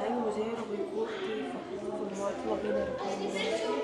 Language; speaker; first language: Lithuanian; native; Lithuanian